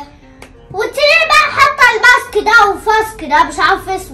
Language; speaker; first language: Arabic; native; Arabic